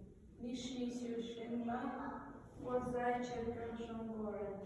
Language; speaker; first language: Chinese; non-native, learner; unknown